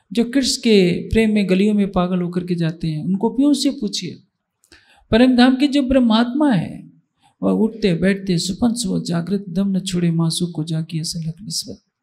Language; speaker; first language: Hindi; native; Hindi